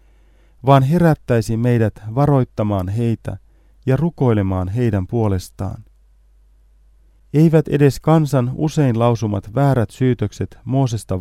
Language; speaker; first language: Finnish; native; Finnish